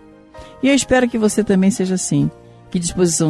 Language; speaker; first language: Portuguese; native; Portuguese